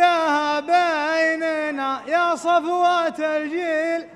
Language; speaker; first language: Arabic; native; Arabic